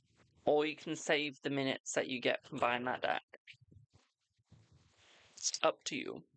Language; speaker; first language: English; native; English